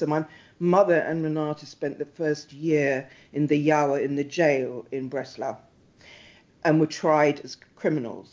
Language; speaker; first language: English; native; English